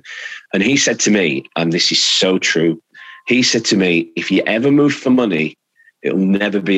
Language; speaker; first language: English; native; English